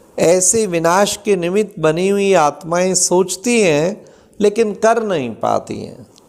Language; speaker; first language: Hindi; native; Hindi